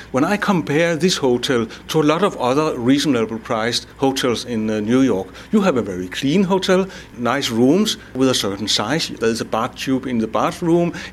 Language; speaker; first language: English; non-native, fluent; Danish